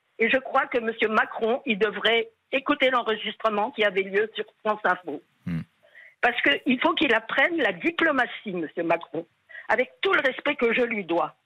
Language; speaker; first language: French; native; French